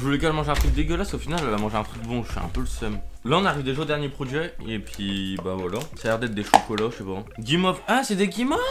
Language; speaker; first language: French; native; French